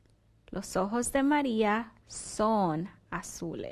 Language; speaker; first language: Spanish; non-native, fluent; English